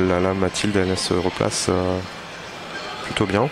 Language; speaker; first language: French; native; French